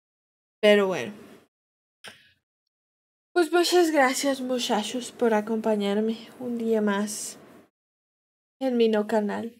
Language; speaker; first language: Spanish; native; Spanish